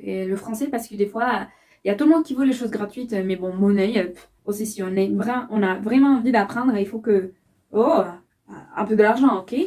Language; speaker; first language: French; non-native, fluent; Spanish